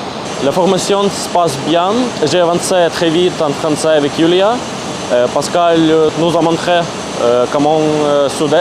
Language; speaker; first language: French; non-native, learner; Ukrainian